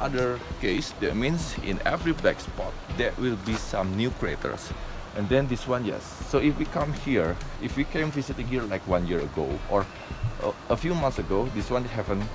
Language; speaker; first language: English; non-native, fluent; Indonesian